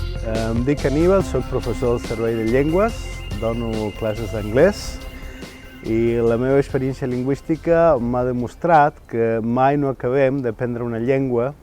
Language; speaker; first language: Catalan; non-native, fluent; Spanish